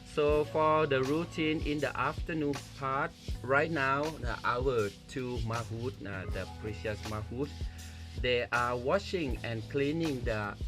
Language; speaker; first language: English; non-native, learner; Thai